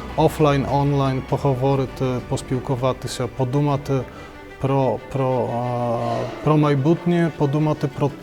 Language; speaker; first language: Ukrainian; non-native, fluent; Polish